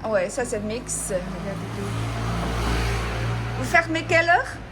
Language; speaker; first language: French; non-native, learner; Chinese